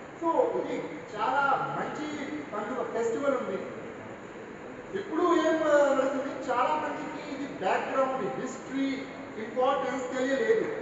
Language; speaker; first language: Telugu; non-native, local second language; Hindi